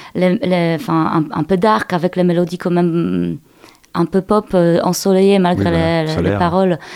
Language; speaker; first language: French; non-native, fluent; Polish